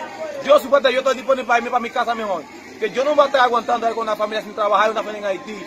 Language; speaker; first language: Spanish; non-native, learner; Haitian Creole